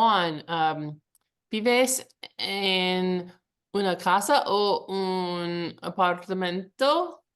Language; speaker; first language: Spanish; non-native, learner; English